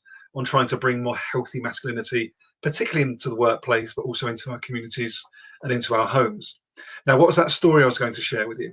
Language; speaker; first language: English; native; English